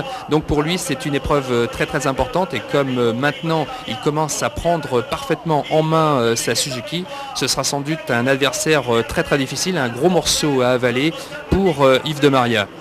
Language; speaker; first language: French; native; French